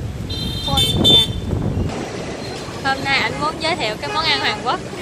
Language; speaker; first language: Vietnamese; native; Vietnamese